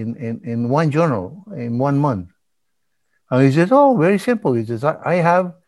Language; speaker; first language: English; early bilingual, other home language; Spanish